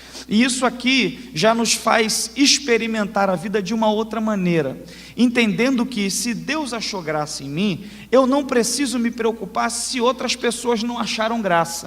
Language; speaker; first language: Portuguese; native; Portuguese